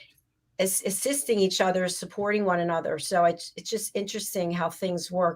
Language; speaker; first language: English; native; English